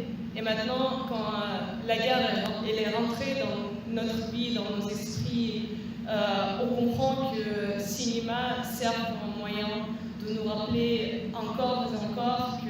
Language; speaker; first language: French; non-native, fluent; Russian